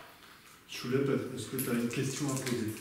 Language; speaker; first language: French; native; French